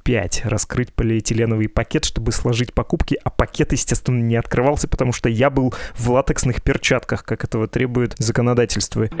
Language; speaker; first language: Russian; native; Russian